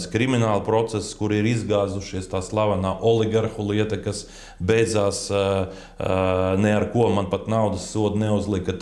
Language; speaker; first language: Latvian; native; Latvian